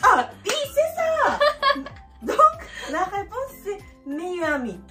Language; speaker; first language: French; non-native, learner; Japanese